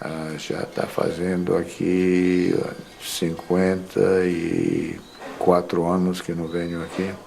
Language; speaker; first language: Portuguese; non-native, local second language; English